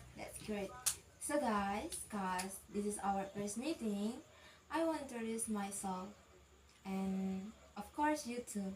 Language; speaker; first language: English; non-native, fluent; Indonesian